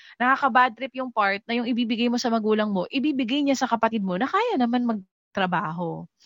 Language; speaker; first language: Filipino; native; Filipino